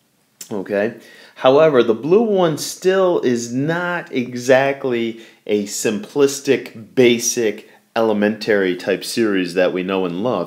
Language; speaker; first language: English; native; English